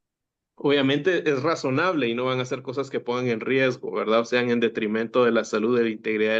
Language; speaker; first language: Spanish; native; Spanish